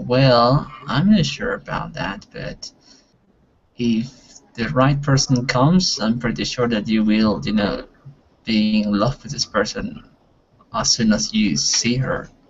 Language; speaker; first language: English; non-native, fluent; Spanish